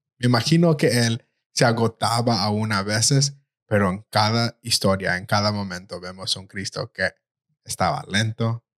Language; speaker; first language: Spanish; early bilingual, heritage; Spanish